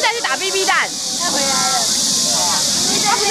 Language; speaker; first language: Chinese; native; Chinese